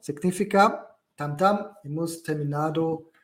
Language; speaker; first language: Spanish; non-native, learner; German